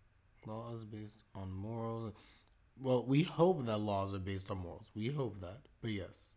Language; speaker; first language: English; native; English